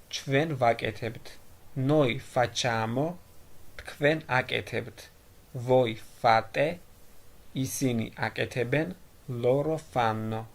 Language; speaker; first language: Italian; non-native, fluent; Georgian